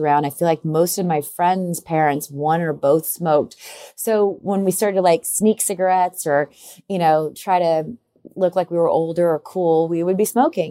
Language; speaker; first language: English; native; English